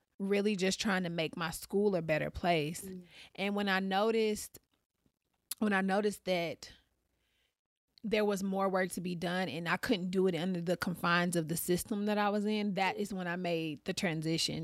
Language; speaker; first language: English; native; English